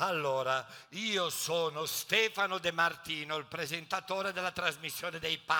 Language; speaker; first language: Italian; native; Italian